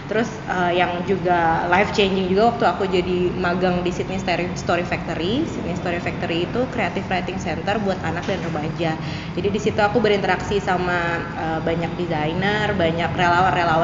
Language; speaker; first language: Indonesian; native; Indonesian